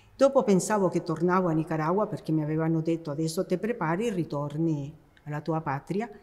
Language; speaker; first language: Italian; non-native, fluent; Spanish